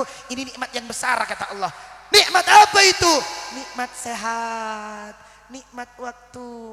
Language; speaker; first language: Indonesian; non-native, local second language; Sundanese